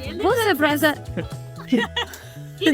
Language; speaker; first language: Spanish; native; Spanish